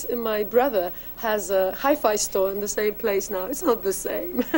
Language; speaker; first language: English; non-native, fluent; Polish